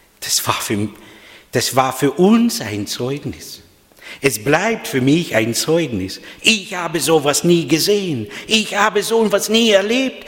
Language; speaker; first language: German; non-native, fluent; Russian